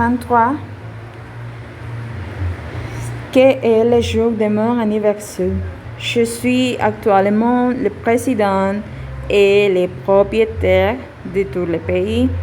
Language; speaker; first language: French; non-native, learner; Spanish